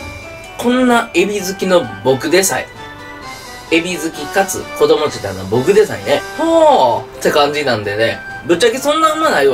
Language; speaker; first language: Japanese; native; Japanese